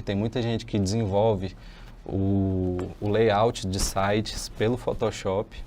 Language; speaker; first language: Portuguese; native; Portuguese